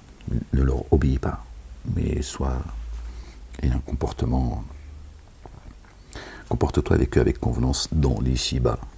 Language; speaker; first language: French; native; French